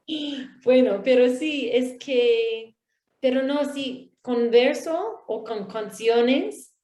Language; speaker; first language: Spanish; non-native, learner; English